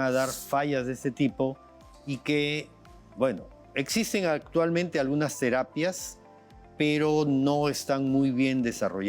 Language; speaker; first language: Spanish; native; Spanish